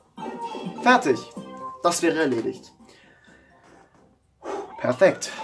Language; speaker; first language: German; native; German